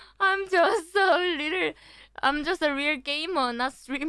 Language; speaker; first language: English; non-native, learner; Korean